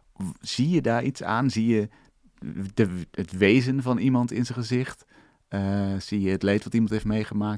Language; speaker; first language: Dutch; native; Dutch